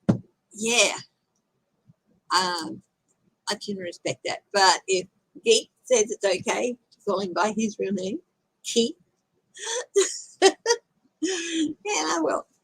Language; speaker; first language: English; native; English